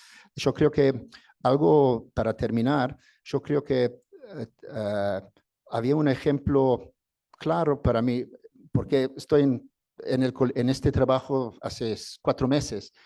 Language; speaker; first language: Spanish; non-native, fluent; English